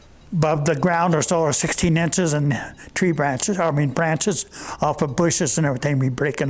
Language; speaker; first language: English; native; English